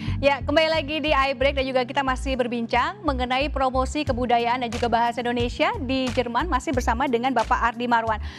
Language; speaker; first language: Indonesian; native; Indonesian